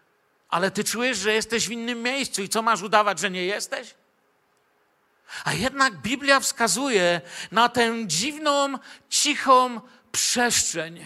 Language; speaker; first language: Polish; native; Polish